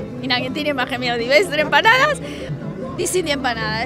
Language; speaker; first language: German; non-native, fluent; Spanish